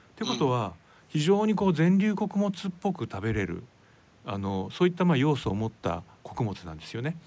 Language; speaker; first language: Japanese; native; Japanese